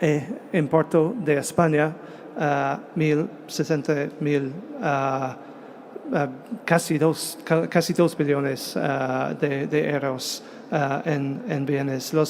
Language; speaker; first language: Spanish; non-native, fluent; English